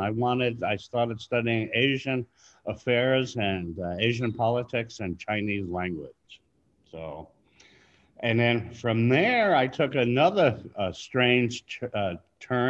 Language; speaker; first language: English; native; English